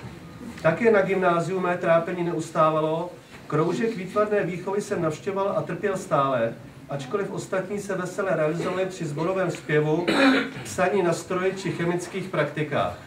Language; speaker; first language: Czech; native; Czech